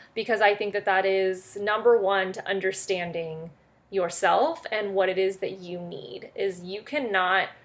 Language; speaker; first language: English; early bilingual, other home language; French